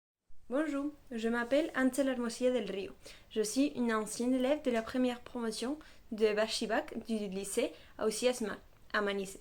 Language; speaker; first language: French; non-native, fluent; Spanish